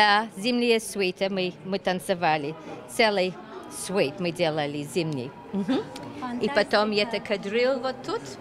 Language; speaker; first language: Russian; early bilingual, heritage; Russian